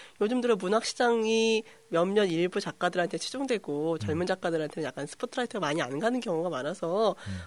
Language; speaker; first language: Korean; native; Korean